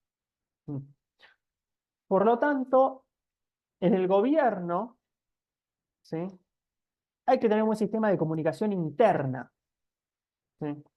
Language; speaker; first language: Spanish; native; Spanish